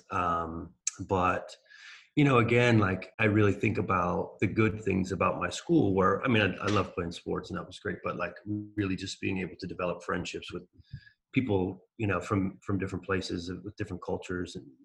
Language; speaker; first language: English; native; English